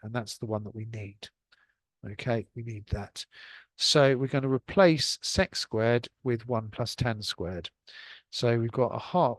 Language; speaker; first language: English; native; English